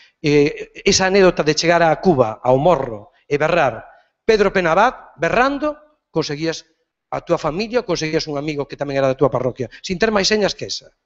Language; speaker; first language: Galician; native; Galician